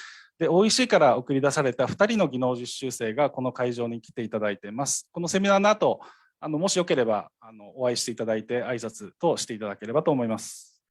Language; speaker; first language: Japanese; native; Japanese